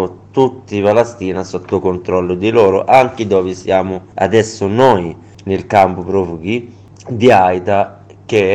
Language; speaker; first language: Italian; non-native, learner; Arabic